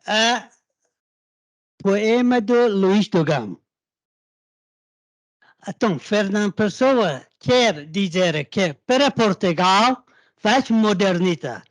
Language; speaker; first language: Portuguese; non-native, learner; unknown